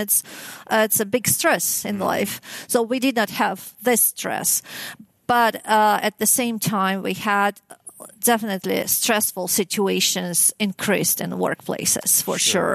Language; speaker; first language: English; non-native, fluent; Russian